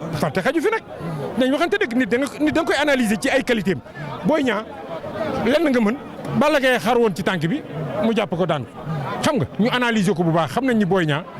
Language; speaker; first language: Wolof; native; Wolof